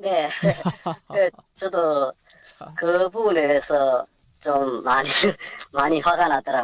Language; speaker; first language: Korean; native; Korean